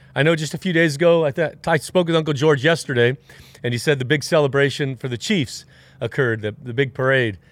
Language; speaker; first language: English; native; English